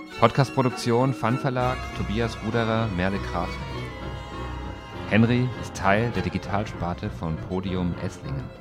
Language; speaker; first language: German; native; German